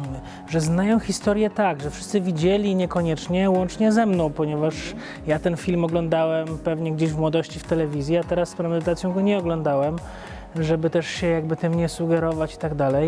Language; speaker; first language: Polish; native; Polish